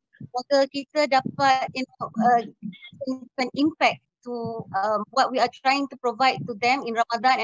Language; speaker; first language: English; non-native, local second language; Malay